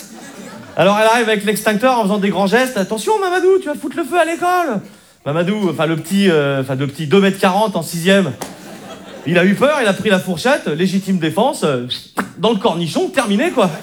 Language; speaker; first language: French; native; French